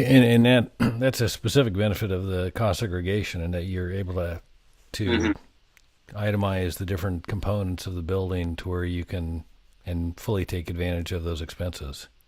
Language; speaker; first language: English; native; English